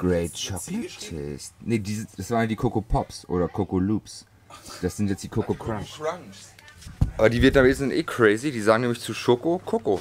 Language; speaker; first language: German; native; German